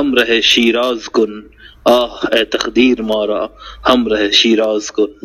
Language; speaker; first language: Persian; non-native, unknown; Hindi